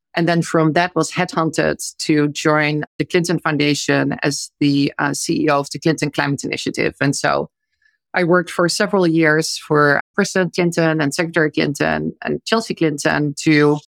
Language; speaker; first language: English; non-native, fluent; Dutch